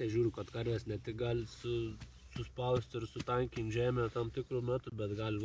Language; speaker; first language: Lithuanian; native; Lithuanian